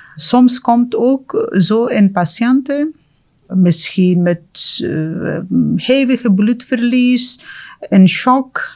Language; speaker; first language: Dutch; non-native, fluent; Persian